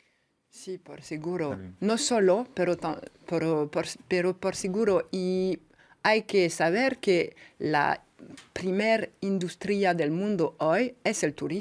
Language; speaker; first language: Spanish; non-native, fluent; French